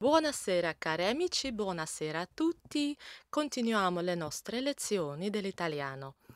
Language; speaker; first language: Italian; non-native, fluent; Russian